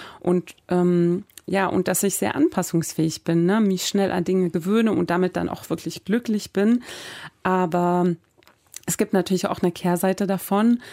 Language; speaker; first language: German; early bilingual, other home language; Persian